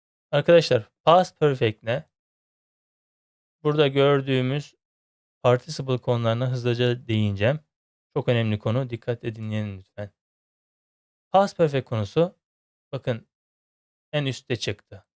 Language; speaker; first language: Turkish; native; Turkish